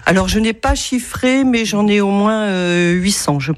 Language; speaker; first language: French; native; French